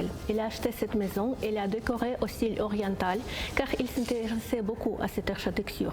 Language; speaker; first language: French; non-native, fluent; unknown